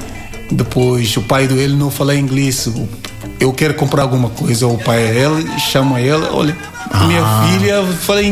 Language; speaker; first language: Portuguese; non-native, learner; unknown